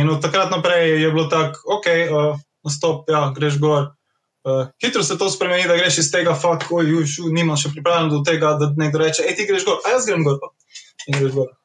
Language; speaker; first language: Slovenian; native; Slovenian